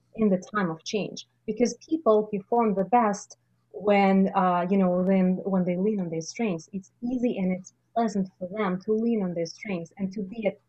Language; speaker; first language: English; non-native, fluent; Russian